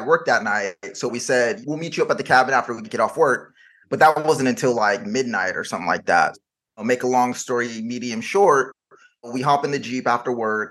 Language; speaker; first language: English; native; English